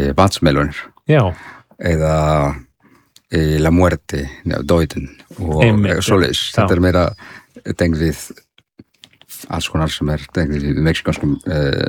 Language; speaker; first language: Icelandic; non-native, learner; Spanish